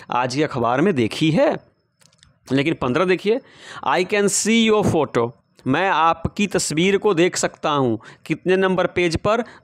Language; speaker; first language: Hindi; native; Hindi